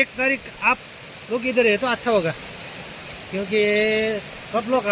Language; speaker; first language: Hindi; non-native, local second language; Nepali